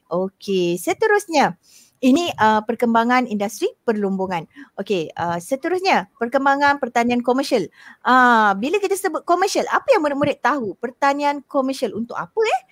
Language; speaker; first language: Malay; native; Malay